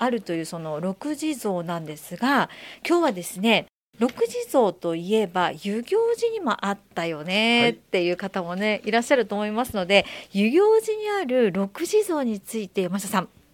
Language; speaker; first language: Japanese; native; Japanese